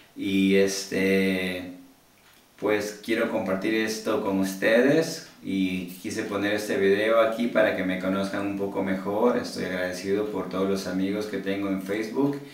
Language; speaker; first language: Spanish; early bilingual, heritage; Spanish